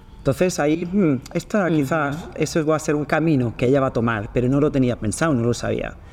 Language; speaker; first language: Spanish; non-native, fluent; Swedish